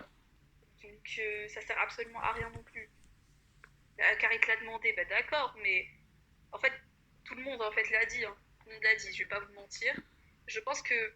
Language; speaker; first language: French; native; French